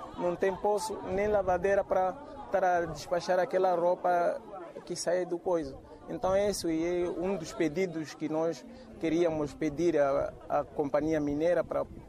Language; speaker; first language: Portuguese; non-native, local second language; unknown